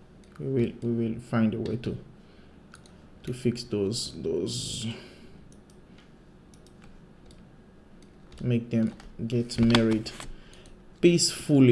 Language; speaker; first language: English; non-native, fluent; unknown